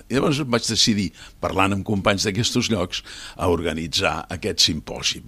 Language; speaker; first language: Catalan; native; Catalan